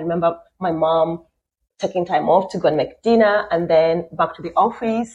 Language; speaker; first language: English; non-native, local second language; Luo (Kenya and Tanzania)